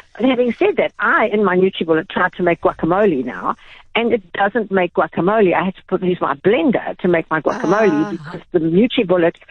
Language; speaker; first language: English; native; English